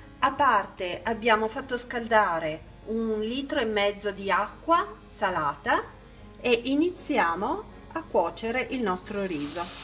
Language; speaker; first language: Italian; native; Italian